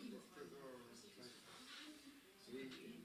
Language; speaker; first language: German; non-native, learner; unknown